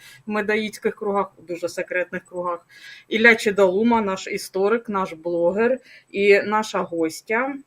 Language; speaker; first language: Ukrainian; native; Ukrainian